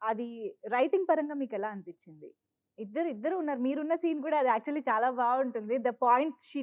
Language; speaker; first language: Telugu; native; Telugu